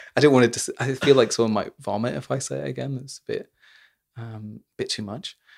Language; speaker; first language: English; native; English